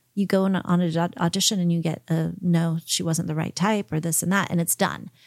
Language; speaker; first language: English; early bilingual, heritage; English